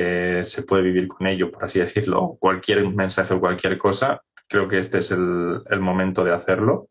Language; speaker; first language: Spanish; native; Spanish